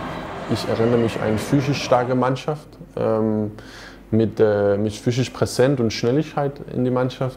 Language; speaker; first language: German; non-native, fluent; Danish